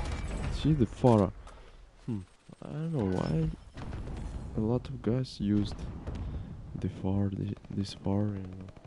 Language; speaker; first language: English; non-native, learner; Ukrainian